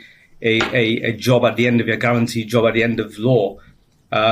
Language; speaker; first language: English; native; English